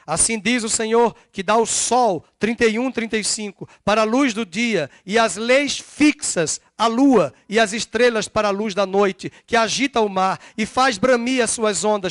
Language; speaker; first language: Portuguese; native; Portuguese